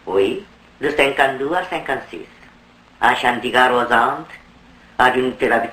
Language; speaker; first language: French; non-native, fluent; Korean